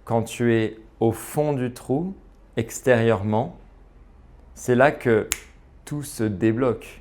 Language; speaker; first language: French; native; French